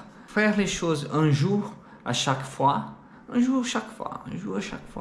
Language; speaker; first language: French; non-native, learner; Portuguese